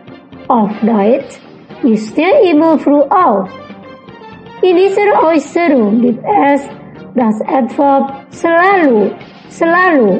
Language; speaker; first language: German; non-native, fluent; Indonesian